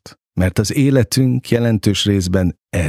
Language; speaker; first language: Hungarian; native; Hungarian